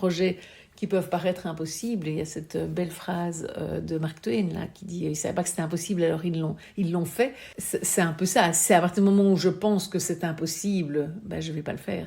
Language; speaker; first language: French; native; French